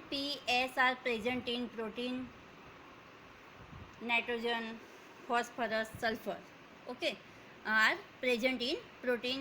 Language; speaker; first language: English; non-native, local second language; Hindi